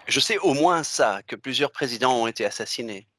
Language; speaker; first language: French; native; French